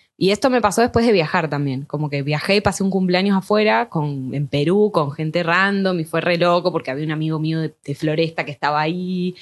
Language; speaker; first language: Spanish; native; Spanish